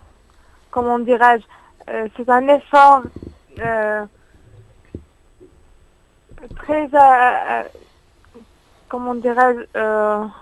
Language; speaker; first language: French; non-native, learner; Arabic